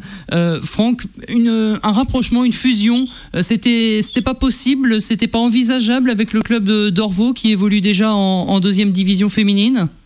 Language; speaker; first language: French; native; French